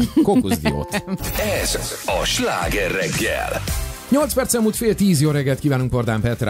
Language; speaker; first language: Hungarian; native; Hungarian